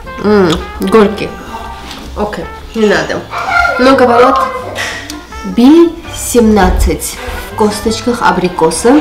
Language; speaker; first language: Russian; non-native, fluent; Armenian